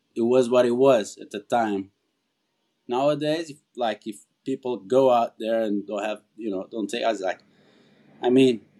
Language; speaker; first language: English; non-native, fluent; Portuguese